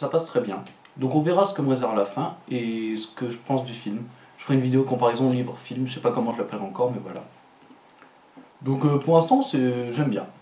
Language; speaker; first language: French; native; French